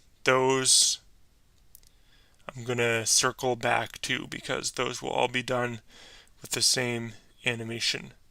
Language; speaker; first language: English; native; English